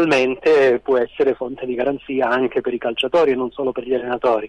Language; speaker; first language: Italian; native; Italian